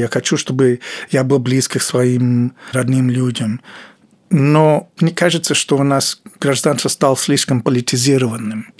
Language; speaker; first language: Russian; non-native, fluent; English